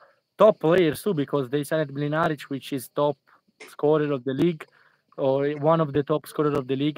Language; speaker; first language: English; non-native, fluent; Italian